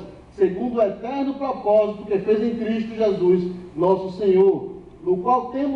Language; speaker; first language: Portuguese; native; Portuguese